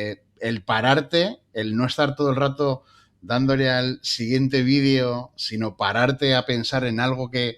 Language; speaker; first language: Spanish; native; Spanish